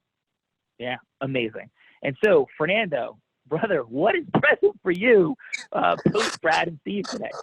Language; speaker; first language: English; native; English